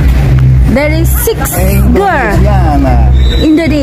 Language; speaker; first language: English; non-native, learner; Indonesian